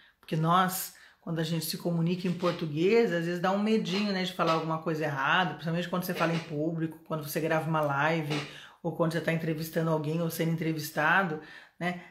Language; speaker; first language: Portuguese; native; Portuguese